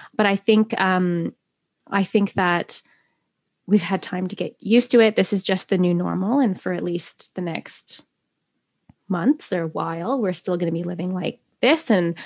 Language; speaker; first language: English; native; English